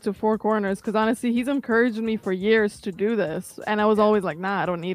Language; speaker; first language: English; non-native, fluent; Kazakh